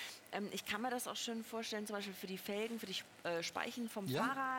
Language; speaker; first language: German; native; German